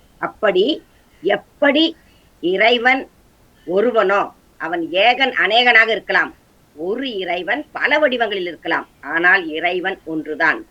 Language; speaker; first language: Tamil; non-native, local second language; Kannada